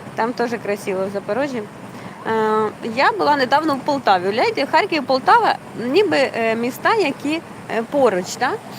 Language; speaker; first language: Ukrainian; native; Ukrainian